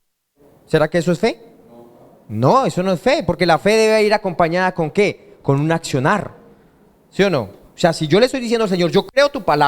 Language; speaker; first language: Spanish; native; Spanish